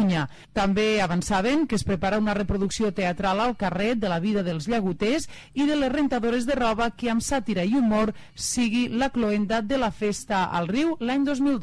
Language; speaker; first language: Catalan; native; Catalan